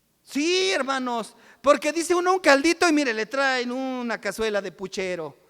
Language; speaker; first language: Spanish; native; Spanish